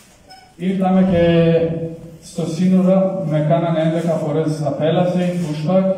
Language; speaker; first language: Greek; non-native, learner; Kurdish